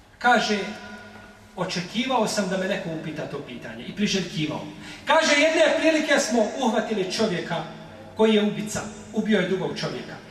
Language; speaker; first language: Bosnian; native; Bosnian